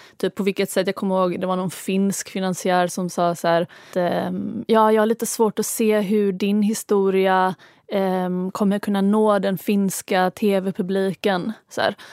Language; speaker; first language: Swedish; early bilingual, other home language; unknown